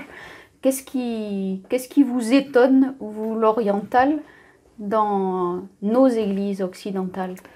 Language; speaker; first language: French; native; French